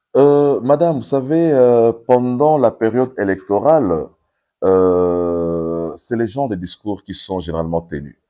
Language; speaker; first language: French; non-native, local second language; Lingala